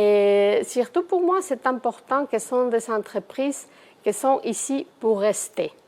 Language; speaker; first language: French; non-native, fluent; Spanish